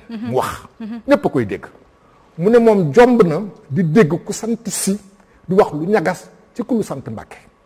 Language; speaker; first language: Wolof; non-native, local second language; Fula